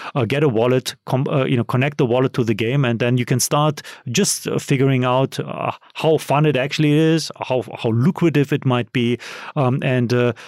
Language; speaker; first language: English; non-native, fluent; German